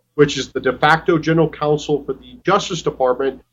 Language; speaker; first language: English; native; English